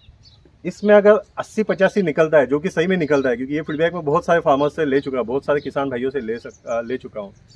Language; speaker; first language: Hindi; non-native, local second language; Marathi